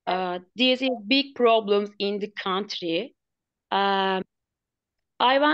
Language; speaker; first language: English; non-native, learner; Turkish